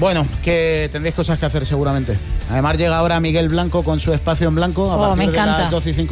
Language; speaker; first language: Spanish; native; Spanish